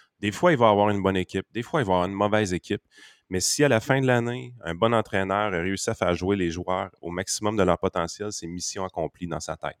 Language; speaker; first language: French; native; French